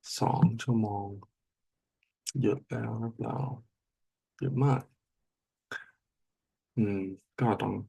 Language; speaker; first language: Thai; non-native, learner; English